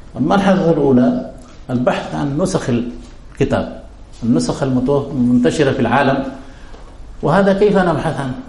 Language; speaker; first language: Arabic; non-native, fluent; Urdu